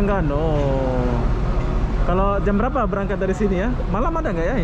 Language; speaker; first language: Indonesian; native; Indonesian